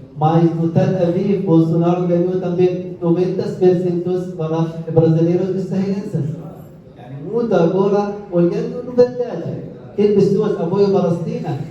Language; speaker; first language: Portuguese; non-native, learner; Arabic